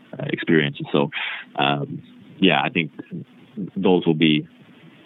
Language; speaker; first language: English; native; English